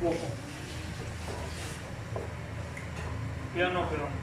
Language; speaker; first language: Italian; non-native, learner; Punjabi